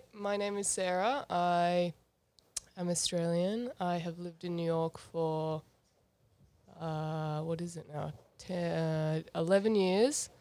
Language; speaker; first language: English; native; English